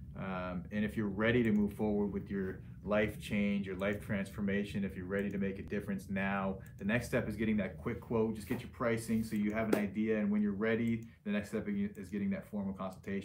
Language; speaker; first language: English; native; English